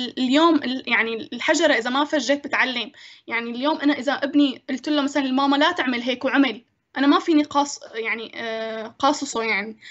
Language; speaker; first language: Arabic; native; Arabic